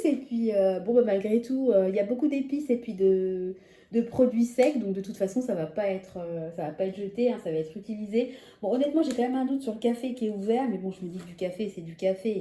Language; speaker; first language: French; native; French